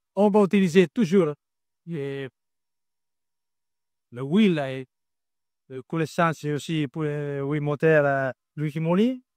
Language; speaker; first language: French; non-native, learner; Italian